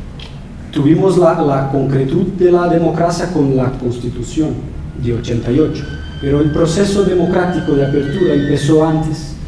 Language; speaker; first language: Spanish; non-native, fluent; Portuguese